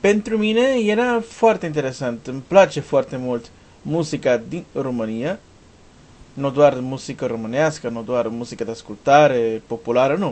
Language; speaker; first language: Romanian; non-native, learner; Portuguese